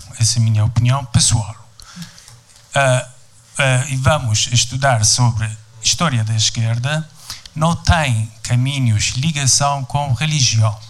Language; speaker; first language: Portuguese; non-native, fluent; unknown